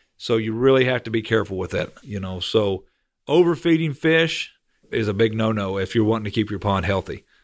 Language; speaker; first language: English; native; English